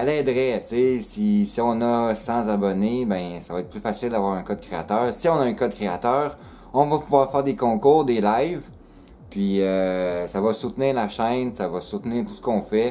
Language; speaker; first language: French; native; French